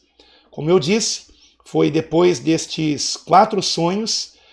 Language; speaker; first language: Portuguese; native; Portuguese